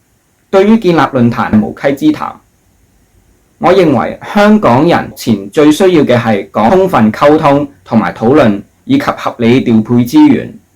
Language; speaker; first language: Cantonese; native; Cantonese